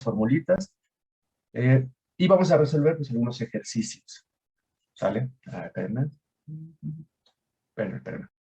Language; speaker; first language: Spanish; native; Spanish